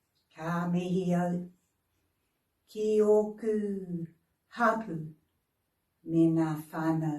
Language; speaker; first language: Māori; non-native, local second language; English